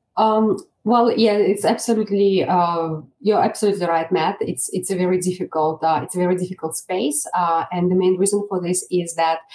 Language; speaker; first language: English; non-native, fluent; Russian